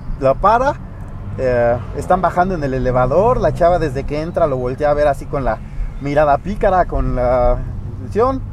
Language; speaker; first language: Spanish; native; Spanish